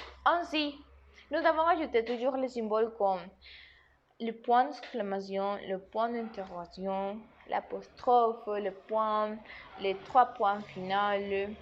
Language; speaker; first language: French; non-native, learner; Spanish